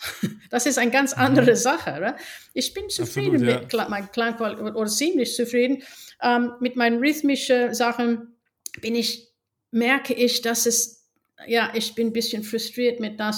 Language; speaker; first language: German; non-native, fluent; English